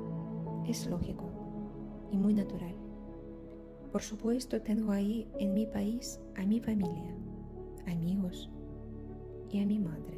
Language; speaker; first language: Spanish; non-native, fluent; Ukrainian